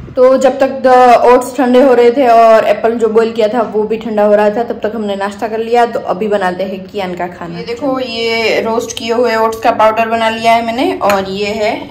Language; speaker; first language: Hindi; non-native, local second language; Gujarati